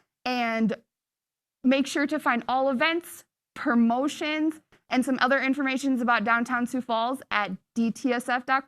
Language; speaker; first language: English; native; English